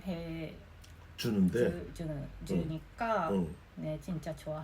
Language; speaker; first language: Korean; non-native, fluent; Japanese